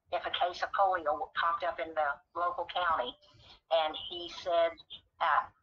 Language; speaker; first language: English; native; English